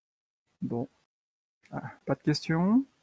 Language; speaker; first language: French; native; French